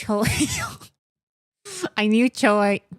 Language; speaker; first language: Korean; non-native, learner; Spanish